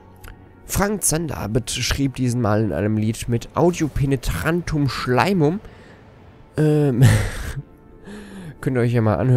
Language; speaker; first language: German; native; German